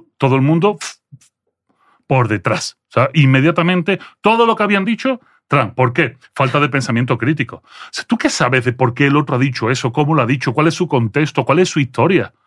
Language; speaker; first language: Spanish; early bilingual, other home language; French